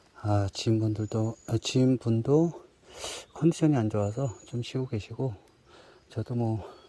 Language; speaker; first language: Korean; native; Korean